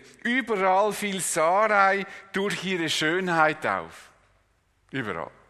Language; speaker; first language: German; native; German